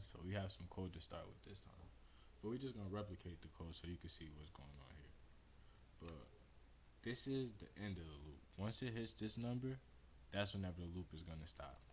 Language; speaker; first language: English; native; English